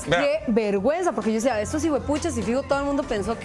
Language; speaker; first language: Spanish; native; Spanish